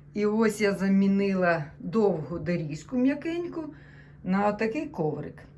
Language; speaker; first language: Ukrainian; non-native, local second language; Russian